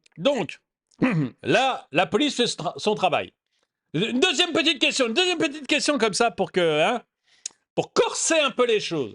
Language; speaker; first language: French; native; French